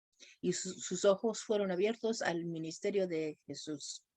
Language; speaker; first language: Spanish; non-native, fluent; English